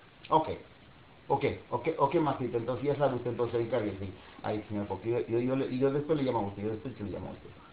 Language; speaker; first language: Spanish; native; Spanish